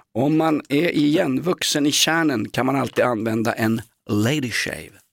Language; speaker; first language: Swedish; native; Swedish